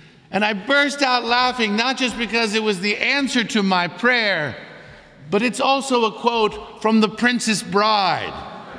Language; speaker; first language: English; native; English